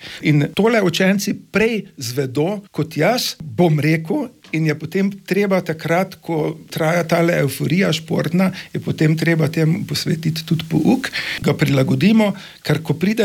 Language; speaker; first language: Slovenian; native; Slovenian